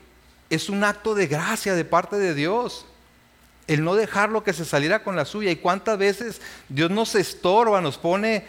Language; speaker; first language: Spanish; native; Spanish